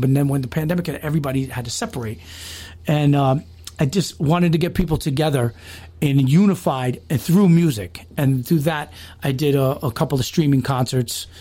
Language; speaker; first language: English; early bilingual, other home language; Spanish